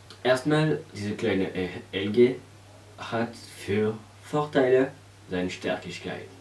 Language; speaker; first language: German; non-native, learner; French